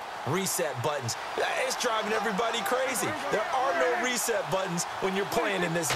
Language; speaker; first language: English; native; English